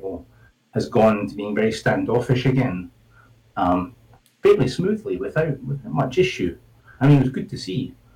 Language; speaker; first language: English; native; English